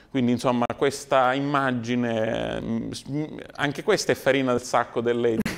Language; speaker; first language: Italian; native; Italian